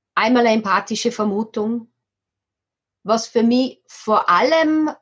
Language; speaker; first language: German; native; German